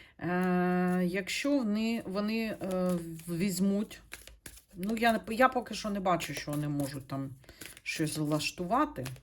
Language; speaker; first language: Ukrainian; non-native, local second language; Russian